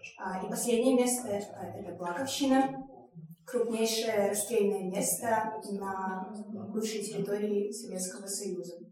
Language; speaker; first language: Russian; native; Russian